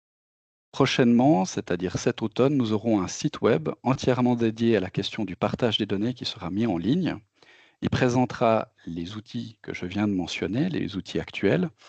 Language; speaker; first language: French; native; French